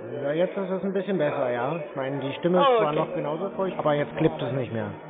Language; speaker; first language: German; native; German